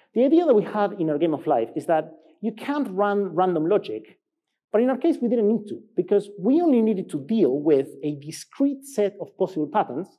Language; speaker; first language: English; non-native, fluent; Spanish